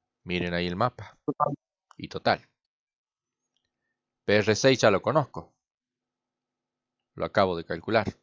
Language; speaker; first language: Spanish; native; Spanish